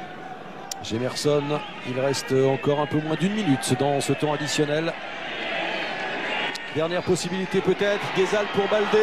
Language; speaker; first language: French; native; French